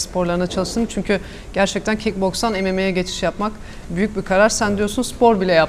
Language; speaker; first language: Turkish; native; Turkish